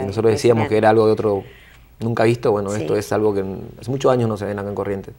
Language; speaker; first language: Spanish; native; Spanish